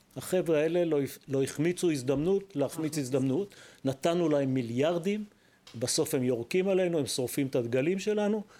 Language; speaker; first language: Hebrew; native; Hebrew